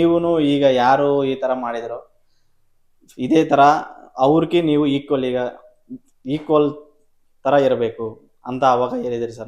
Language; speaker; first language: Kannada; non-native, local second language; Telugu